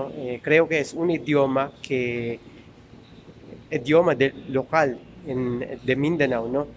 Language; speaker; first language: Spanish; non-native, learner; Filipino